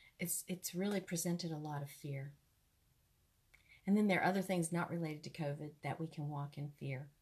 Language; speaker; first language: English; native; English